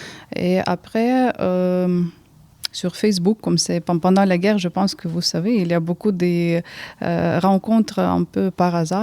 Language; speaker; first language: French; early bilingual, heritage; Ukrainian